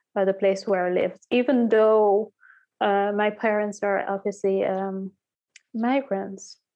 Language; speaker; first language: English; early bilingual, heritage; Dutch